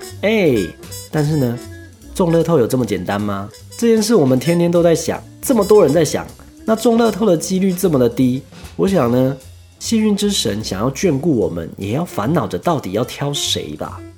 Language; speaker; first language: Chinese; native; Chinese